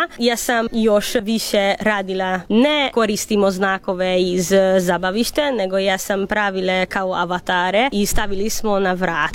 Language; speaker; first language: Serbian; non-native, local second language; Hungarian